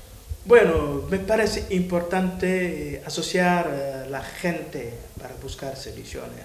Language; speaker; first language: Spanish; non-native, fluent; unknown